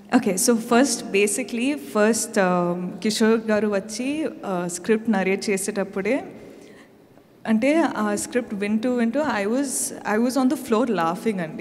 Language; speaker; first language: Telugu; non-native, fluent; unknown